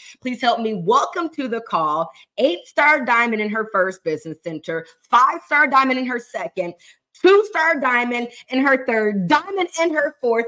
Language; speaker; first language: English; native; English